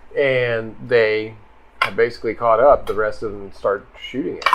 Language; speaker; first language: English; native; English